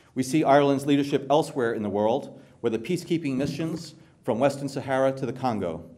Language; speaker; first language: English; native; English